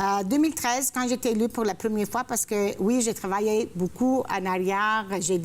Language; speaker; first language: French; non-native, fluent; Greek